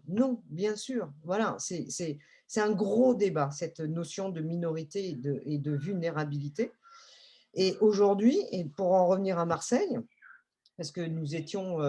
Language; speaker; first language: French; native; French